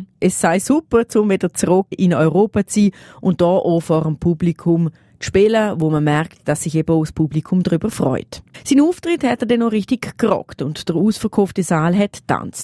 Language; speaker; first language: German; native; German